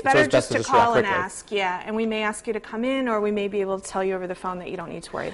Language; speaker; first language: English; native; English